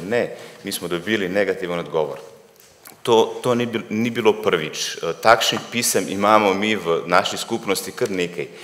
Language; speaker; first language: Slovenian; early bilingual, other home language; Bosnian